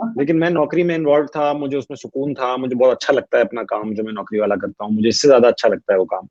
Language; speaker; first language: Urdu; native; Urdu